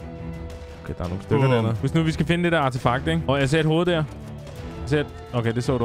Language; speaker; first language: Danish; native; Danish